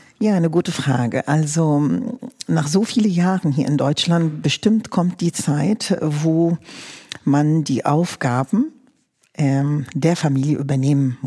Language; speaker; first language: German; non-native, fluent; Arabic